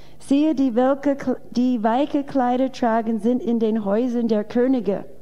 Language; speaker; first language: German; non-native, fluent; English